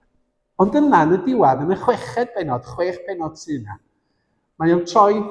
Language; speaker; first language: Welsh; native; Welsh